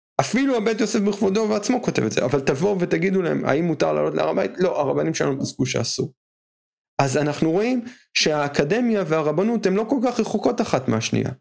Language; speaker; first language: Hebrew; native; Hebrew